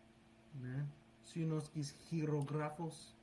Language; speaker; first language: Greek; non-native, learner; English